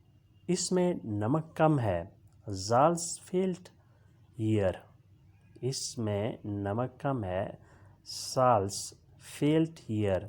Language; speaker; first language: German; non-native, learner; Urdu